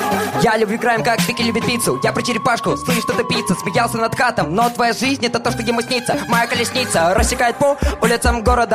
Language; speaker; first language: Russian; native; Russian